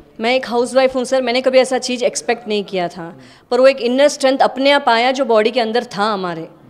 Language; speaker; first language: Hindi; native; Hindi